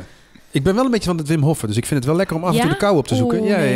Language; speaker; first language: Dutch; native; Dutch